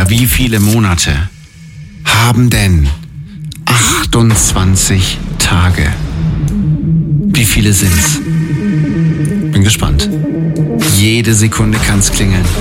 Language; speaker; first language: German; native; German